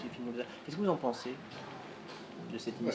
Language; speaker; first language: French; native; French